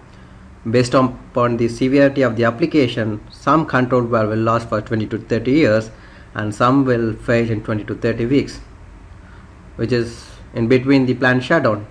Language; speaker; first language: English; non-native, local second language; Tamil